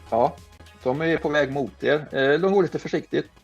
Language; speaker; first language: Swedish; native; Swedish